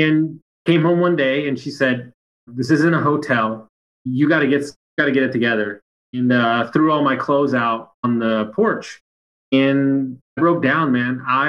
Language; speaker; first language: English; native; English